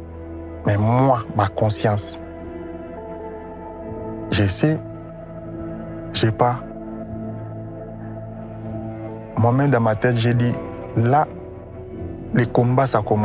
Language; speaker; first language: French; non-native, local second language; Lingala